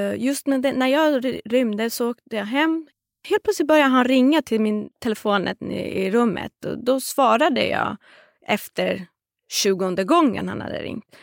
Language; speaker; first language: Swedish; non-native, fluent; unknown